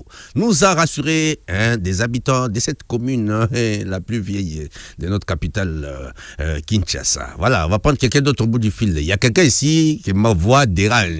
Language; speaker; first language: French; non-native, local second language; Lingala